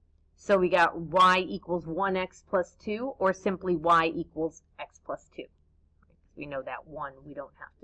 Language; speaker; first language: English; native; English